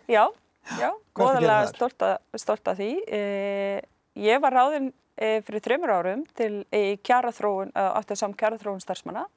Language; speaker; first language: Icelandic; non-native, fluent; Arabic